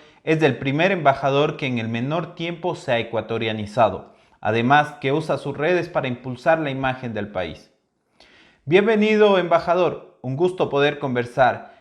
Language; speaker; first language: Spanish; native; Spanish